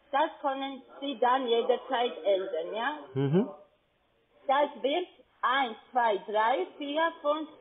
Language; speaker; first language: German; non-native, fluent; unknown